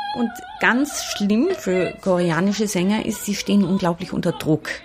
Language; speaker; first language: German; native; German